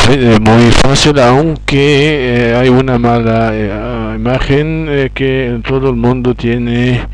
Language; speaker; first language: Spanish; non-native, fluent; Arabic